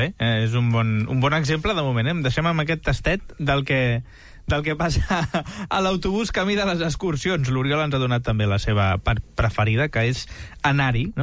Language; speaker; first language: Catalan; native; Catalan